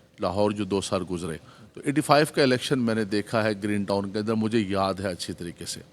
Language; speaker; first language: Urdu; non-native, local second language; Punjabi